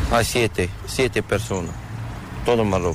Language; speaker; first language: Spanish; non-native, learner; Arabic